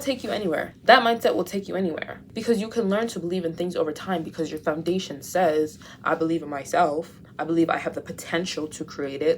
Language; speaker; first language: English; native; English